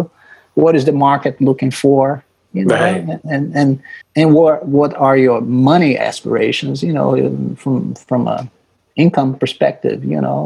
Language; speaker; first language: English; non-native, fluent; Portuguese